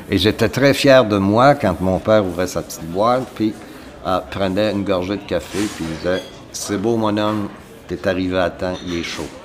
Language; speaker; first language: French; native; French